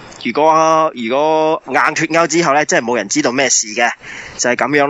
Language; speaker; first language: Cantonese; early bilingual, heritage; Cantonese